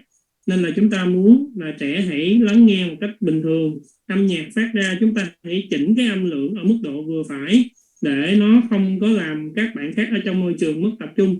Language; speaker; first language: Vietnamese; native; Vietnamese